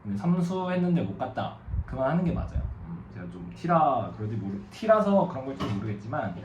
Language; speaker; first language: Korean; native; Korean